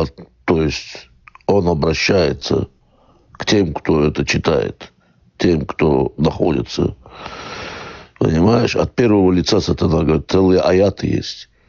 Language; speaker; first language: Russian; native; Russian